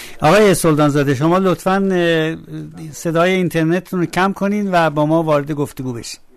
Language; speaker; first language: Persian; non-native, local second language; Azerbaijani